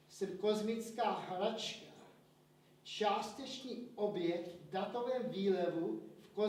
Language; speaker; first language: Czech; early bilingual, heritage; Czech